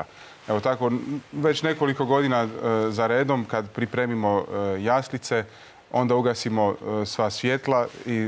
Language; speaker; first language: Croatian; native; Croatian